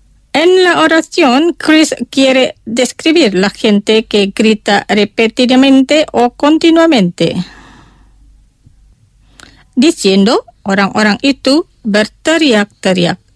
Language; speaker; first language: Spanish; non-native, fluent; Indonesian